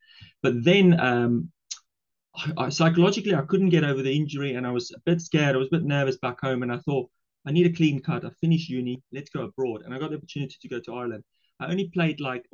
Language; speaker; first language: English; non-native, local second language; Afrikaans